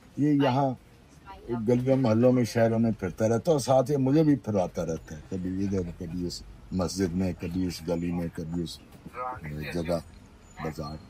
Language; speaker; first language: Urdu; non-native, local second language; Punjabi